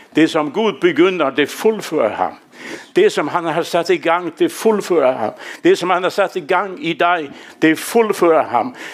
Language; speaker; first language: Danish; native; Danish